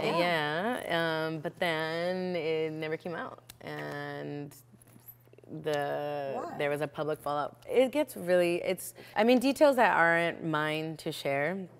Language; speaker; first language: English; early bilingual, other home language; Spanish